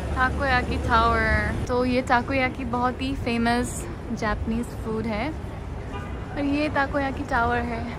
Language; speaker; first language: Hindi; non-native, local second language; Bangla